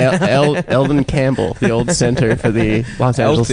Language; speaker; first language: English; native; English